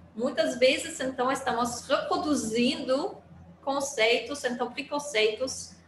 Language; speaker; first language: Portuguese; non-native, fluent; French